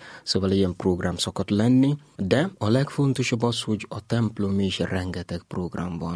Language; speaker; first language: Hungarian; non-native, learner; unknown